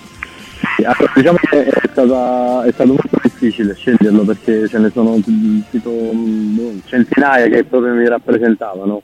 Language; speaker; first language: Italian; native; Italian